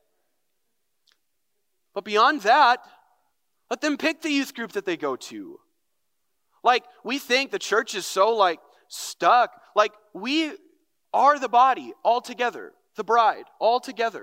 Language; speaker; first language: English; native; English